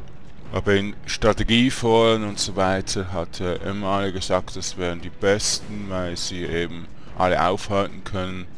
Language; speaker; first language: German; native; German